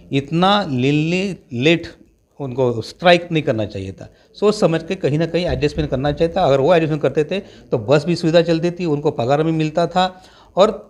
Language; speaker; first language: Hindi; non-native, local second language; Marathi